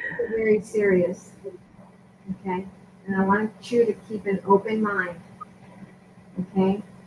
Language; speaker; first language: English; non-native, fluent; Spanish